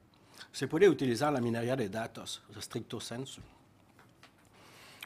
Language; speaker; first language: Spanish; non-native, fluent; French